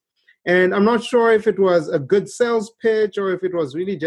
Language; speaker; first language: English; non-native, local second language; Shona